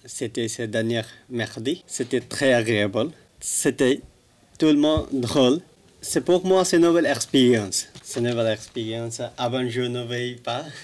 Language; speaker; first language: French; non-native, learner; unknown